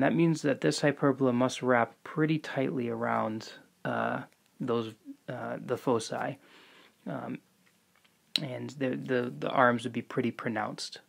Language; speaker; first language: English; native; English